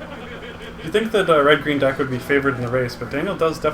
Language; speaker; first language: English; native; English